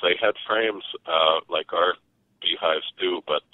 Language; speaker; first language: English; native; English